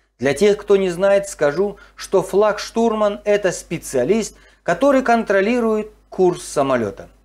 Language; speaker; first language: Russian; non-native, local second language; Kazakh